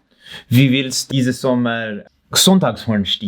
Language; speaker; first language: German; non-native, learner; English